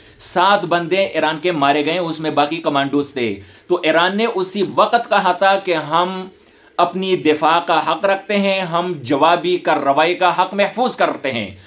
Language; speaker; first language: Urdu; non-native, local second language; Pashto